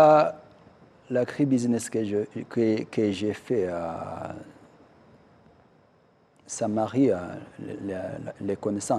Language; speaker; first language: French; non-native, local second language; Kinyarwanda